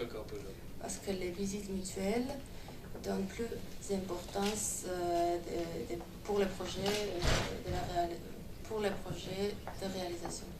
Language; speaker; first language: French; non-native, fluent; Armenian